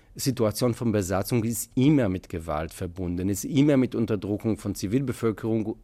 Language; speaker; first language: German; non-native, fluent; Hebrew